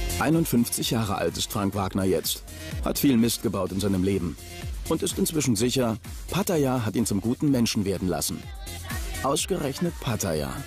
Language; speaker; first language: German; native; German